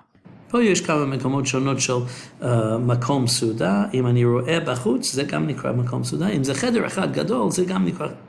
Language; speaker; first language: Hebrew; non-native, fluent; English